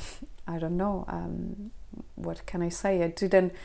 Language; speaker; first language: English; non-native, fluent; Spanish